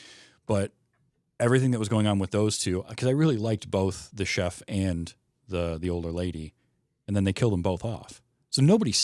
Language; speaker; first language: English; native; English